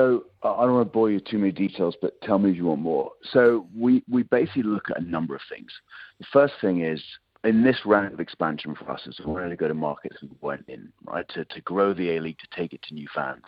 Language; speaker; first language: English; native; English